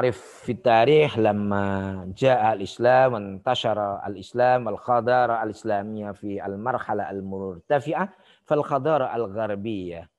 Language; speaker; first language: Arabic; non-native, fluent; Indonesian